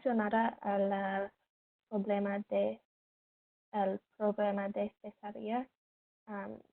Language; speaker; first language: Spanish; non-native, learner; English